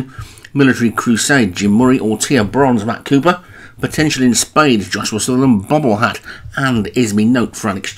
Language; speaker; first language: English; native; English